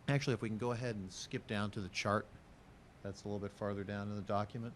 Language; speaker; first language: English; native; English